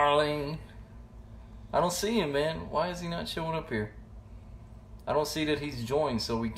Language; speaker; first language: English; native; English